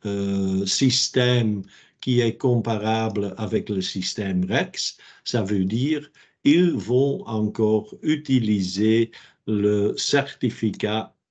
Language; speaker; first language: French; non-native, local second language; Dutch